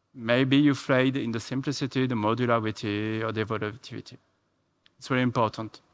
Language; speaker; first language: English; non-native, fluent; French